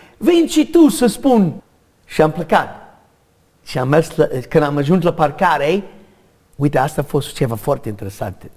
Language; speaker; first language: Romanian; non-native, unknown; English